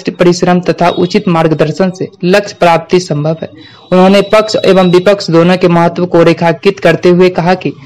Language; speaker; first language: Hindi; native; Hindi